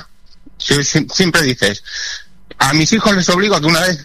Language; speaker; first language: Spanish; native; Spanish